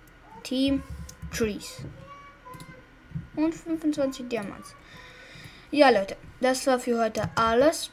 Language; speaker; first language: German; non-native, learner; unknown